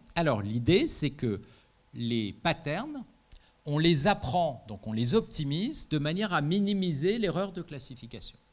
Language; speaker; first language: French; native; French